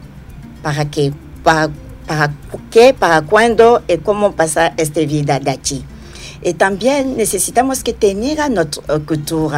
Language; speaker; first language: Spanish; non-native, learner; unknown